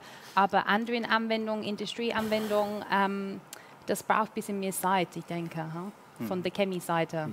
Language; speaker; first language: German; non-native, learner; English